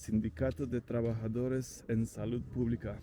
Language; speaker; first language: Spanish; non-native, learner; English